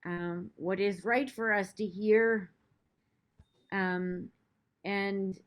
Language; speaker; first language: English; native; English